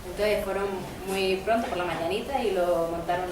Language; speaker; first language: Spanish; native; Spanish